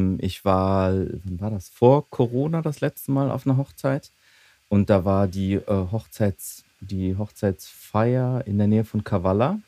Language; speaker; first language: German; early bilingual, other home language; Greek